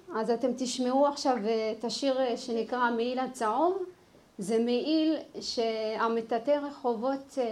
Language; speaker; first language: Hebrew; early bilingual, other home language; Amharic